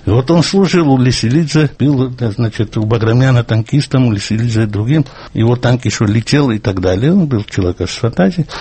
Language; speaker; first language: Russian; non-native, local second language; Georgian